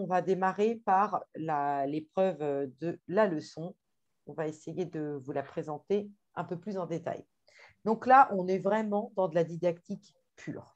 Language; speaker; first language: French; native; French